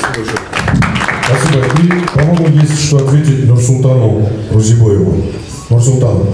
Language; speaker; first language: Russian; non-native, local second language; Kazakh